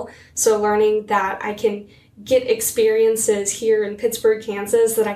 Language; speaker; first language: English; native; English